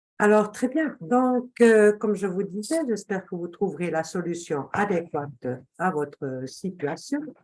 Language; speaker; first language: French; non-native, fluent; Spanish